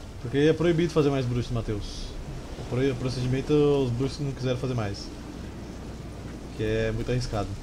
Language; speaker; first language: Portuguese; native; Portuguese